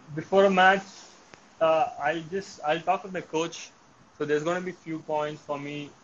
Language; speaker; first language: English; non-native, local second language; Tamil